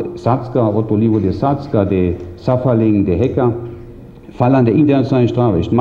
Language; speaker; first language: Portuguese; non-native, fluent; German